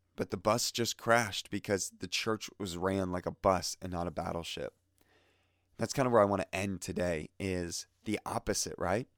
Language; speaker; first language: English; native; English